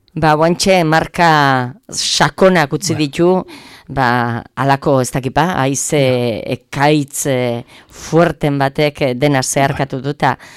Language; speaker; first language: Basque; native; Basque